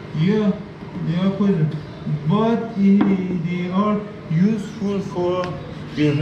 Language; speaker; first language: English; non-native, learner; Persian